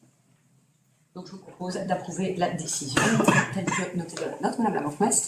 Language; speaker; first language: French; native; French